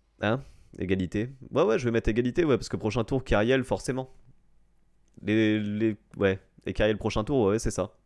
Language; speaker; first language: French; native; French